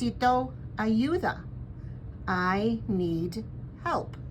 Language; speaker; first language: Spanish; non-native, fluent; English